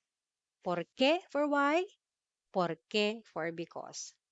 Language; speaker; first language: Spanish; non-native, fluent; Filipino